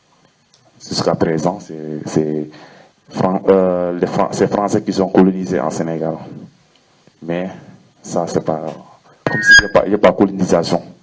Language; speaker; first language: French; non-native, learner; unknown